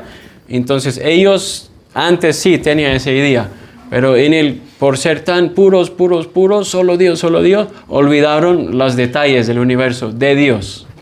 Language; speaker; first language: Spanish; non-native, fluent; English